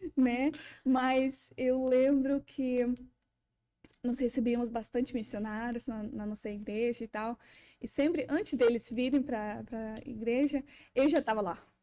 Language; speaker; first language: Portuguese; non-native, fluent; Ukrainian